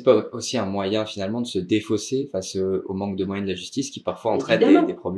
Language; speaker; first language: French; native; French